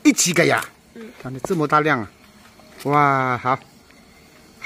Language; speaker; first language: Chinese; native; Chinese